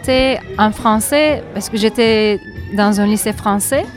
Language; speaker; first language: French; non-native, fluent; Turkish